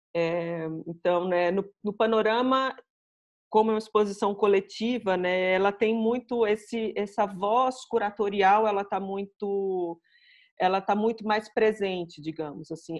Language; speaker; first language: Portuguese; native; Portuguese